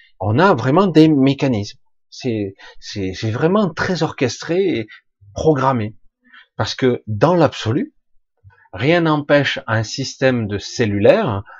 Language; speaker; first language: French; native; French